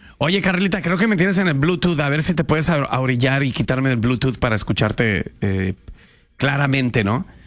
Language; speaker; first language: Spanish; native; Spanish